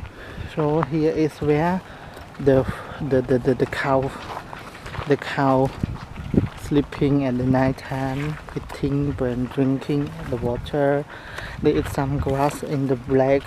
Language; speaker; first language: English; non-native, learner; Khmer